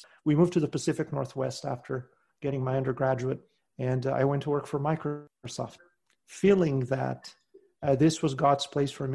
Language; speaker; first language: English; non-native, fluent; Portuguese